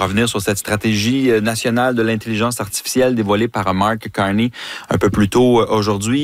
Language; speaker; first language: French; native; French